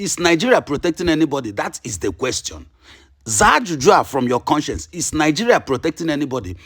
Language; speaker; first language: Nigerian Pidgin; non-native, local second language; Igbo